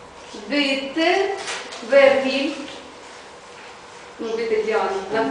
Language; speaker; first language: German; non-native, fluent; Russian